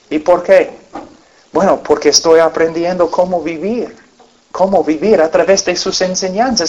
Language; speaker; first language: Spanish; non-native, fluent; English